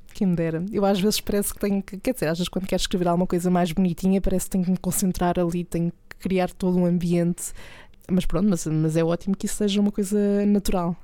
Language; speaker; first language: Portuguese; native; Portuguese